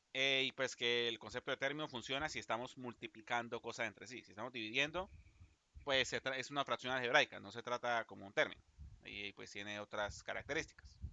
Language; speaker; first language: Spanish; native; Spanish